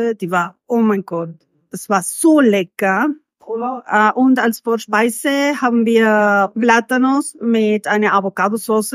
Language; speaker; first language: German; non-native, learner; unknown